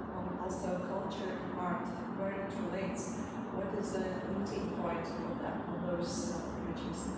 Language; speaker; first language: English; non-native, fluent; Latvian